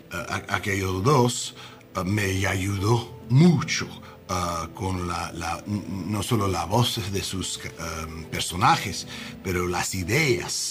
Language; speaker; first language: Spanish; non-native, learner; English